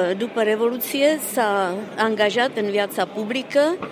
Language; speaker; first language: Romanian; non-native, fluent; Czech